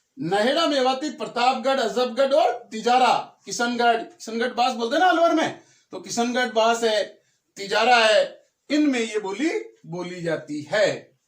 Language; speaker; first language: Hindi; native; Hindi